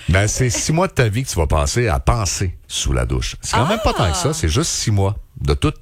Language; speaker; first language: French; native; French